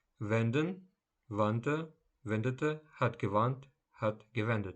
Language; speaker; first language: German; non-native, fluent; Ukrainian